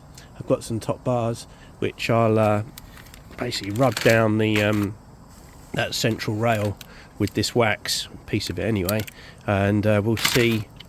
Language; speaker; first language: English; native; English